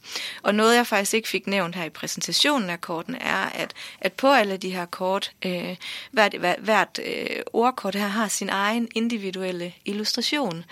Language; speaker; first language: Danish; native; Danish